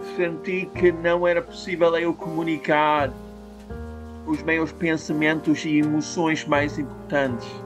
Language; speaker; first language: Portuguese; non-native, fluent; English